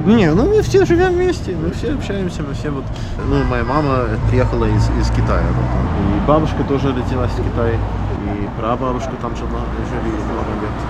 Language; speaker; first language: Russian; early bilingual, heritage; Russian